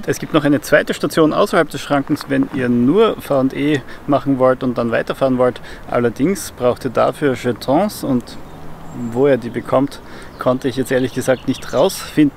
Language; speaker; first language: German; native; German